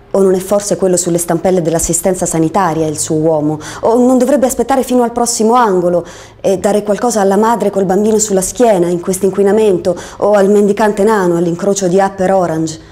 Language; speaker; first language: Italian; native; Italian